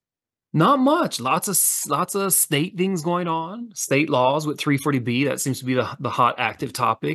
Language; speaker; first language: English; native; English